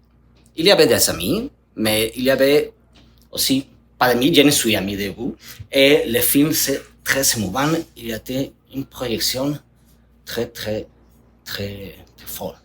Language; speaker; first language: French; non-native, learner; Spanish